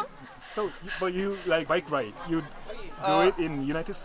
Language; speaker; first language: English; non-native, fluent; Japanese